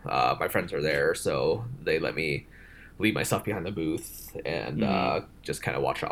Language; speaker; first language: English; native; English